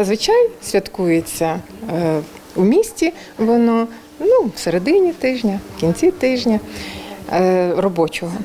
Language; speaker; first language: Ukrainian; native; Ukrainian